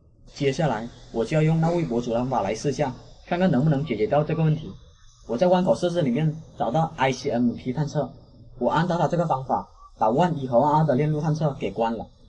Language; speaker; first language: Chinese; native; Chinese